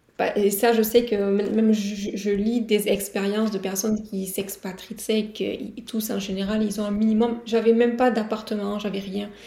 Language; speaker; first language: French; native; French